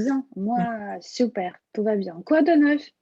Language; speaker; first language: French; non-native, fluent; Russian